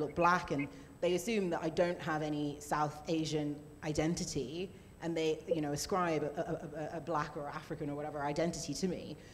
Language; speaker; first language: English; native; English